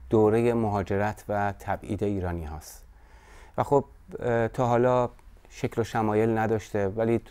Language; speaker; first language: Persian; native; Persian